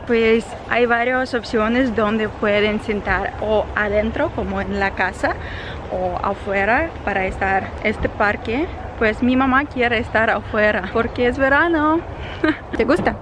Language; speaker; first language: Spanish; non-native, fluent; Russian